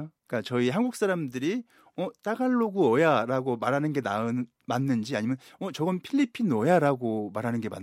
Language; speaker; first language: Korean; native; Korean